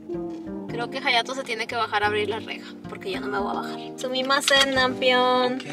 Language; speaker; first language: Spanish; native; Spanish